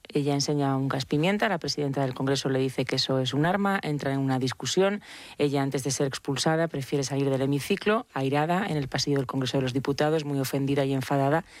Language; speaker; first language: Spanish; native; Spanish